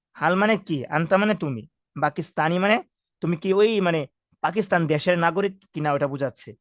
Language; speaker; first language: Bangla; native; Bangla